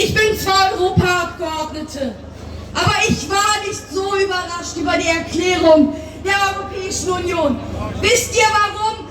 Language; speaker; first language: German; early bilingual, other home language; Turkish